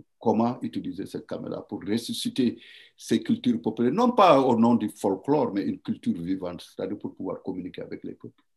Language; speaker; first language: French; non-native, local second language; Wolof